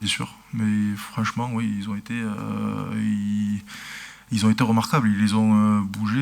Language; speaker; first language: French; native; French